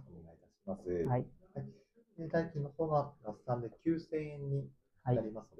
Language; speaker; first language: Japanese; native; Japanese